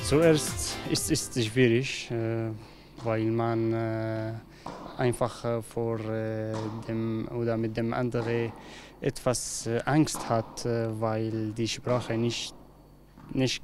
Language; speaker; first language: German; non-native, learner; Arabic